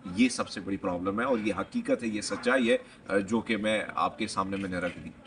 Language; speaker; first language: Urdu; non-native, local second language; Pashto